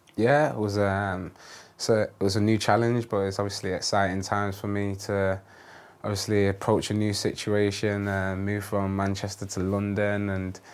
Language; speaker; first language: English; native; English